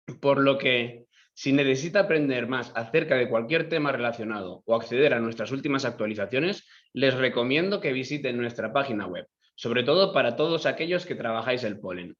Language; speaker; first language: Spanish; native; Spanish